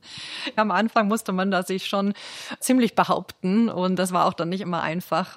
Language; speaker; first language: German; native; German